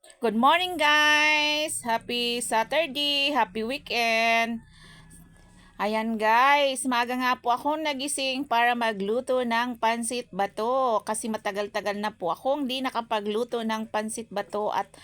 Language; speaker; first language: Filipino; non-native, local second language; Bikol